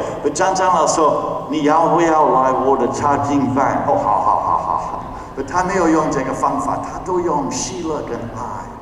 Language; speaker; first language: Chinese; non-native, fluent; English